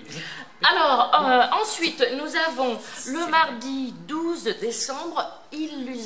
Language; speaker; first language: French; native; French